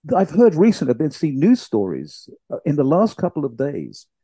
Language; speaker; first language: English; native; English